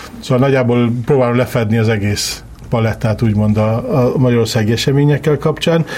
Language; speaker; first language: Hungarian; early bilingual, heritage; Hungarian